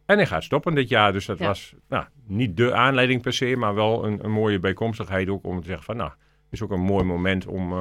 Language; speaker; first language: Dutch; native; Dutch